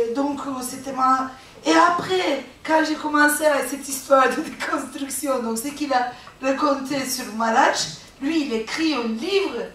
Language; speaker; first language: French; non-native, fluent; Turkish